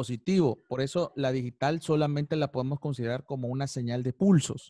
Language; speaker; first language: Spanish; native; Spanish